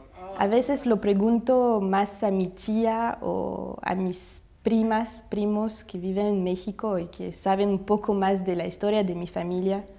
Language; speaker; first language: Spanish; non-native, fluent; Russian